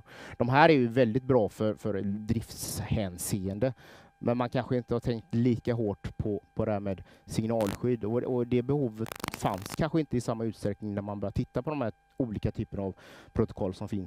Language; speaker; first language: Swedish; native; Swedish